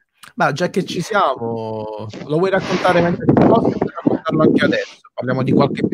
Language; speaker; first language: Italian; native; Italian